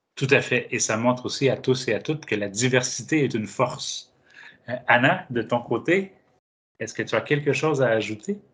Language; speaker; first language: French; native; French